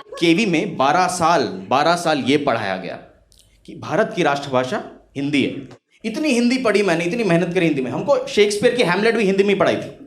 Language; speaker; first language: Hindi; non-native, local second language; Bangla